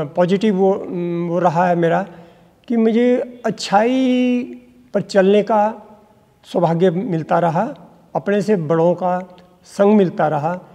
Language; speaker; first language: Hindi; native; Hindi